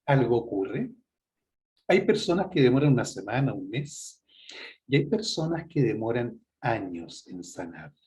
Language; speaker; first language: Spanish; native; Spanish